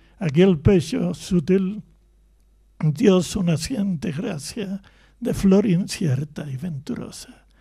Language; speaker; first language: Spanish; native; Spanish